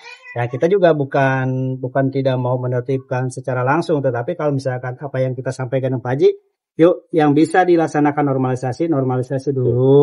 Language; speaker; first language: Indonesian; non-native, local second language; Sundanese